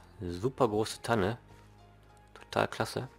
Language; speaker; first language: German; native; German